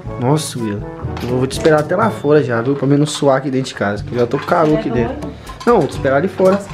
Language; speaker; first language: Portuguese; native; Portuguese